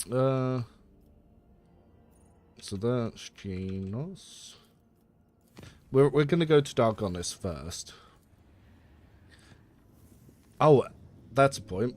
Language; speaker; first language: English; native; English